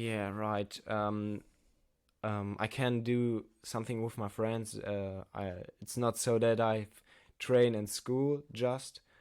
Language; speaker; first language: English; non-native, learner; German